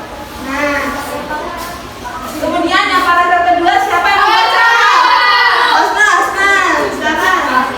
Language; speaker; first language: Indonesian; native; Indonesian